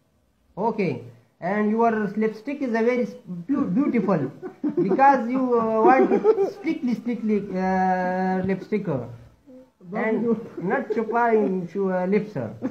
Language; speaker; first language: English; non-native, learner; Urdu